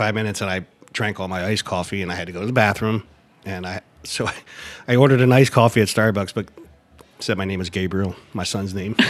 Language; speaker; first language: English; native; English